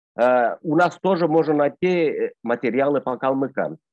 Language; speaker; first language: Russian; non-native, local second language; Bashkir